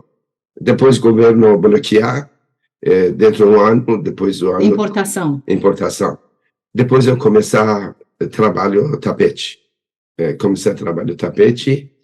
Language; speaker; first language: Portuguese; non-native, learner; Persian